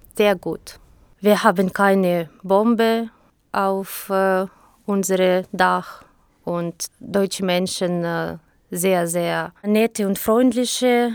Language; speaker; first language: German; non-native, learner; Ukrainian